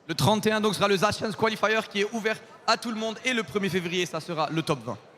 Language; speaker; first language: French; native; French